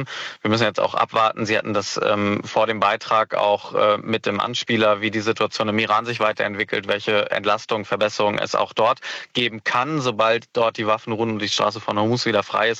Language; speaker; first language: German; native; German